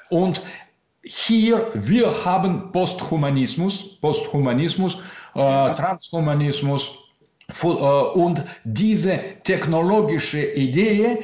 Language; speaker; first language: German; non-native, learner; Russian